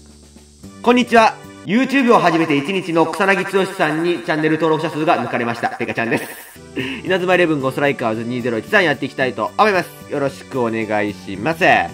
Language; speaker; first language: Japanese; native; Japanese